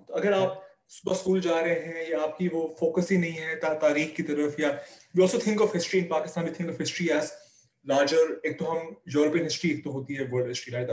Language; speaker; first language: English; non-native, local second language; Urdu